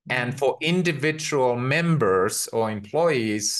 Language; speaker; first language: English; non-native, fluent; Finnish